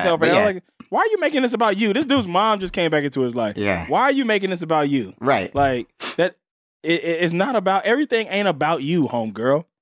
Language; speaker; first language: English; native; English